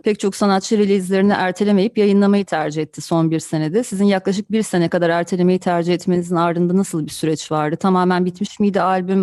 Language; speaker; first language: Turkish; native; Turkish